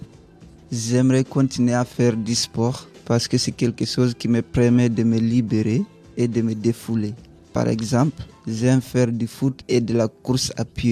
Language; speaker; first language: French; non-native, learner; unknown